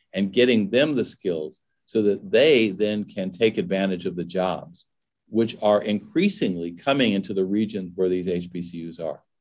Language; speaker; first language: English; native; English